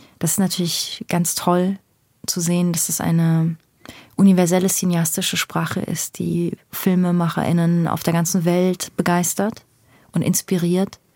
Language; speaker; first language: German; early bilingual, other home language; Persian